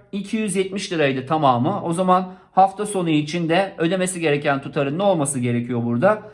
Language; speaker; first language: Turkish; native; Turkish